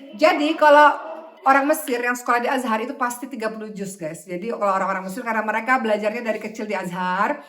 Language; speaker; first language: Indonesian; native; Indonesian